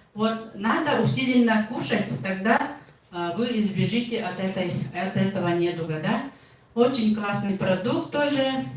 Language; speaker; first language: Russian; non-native, local second language; Yakut